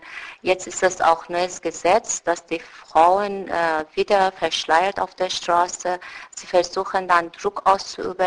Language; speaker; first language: German; non-native, fluent; Persian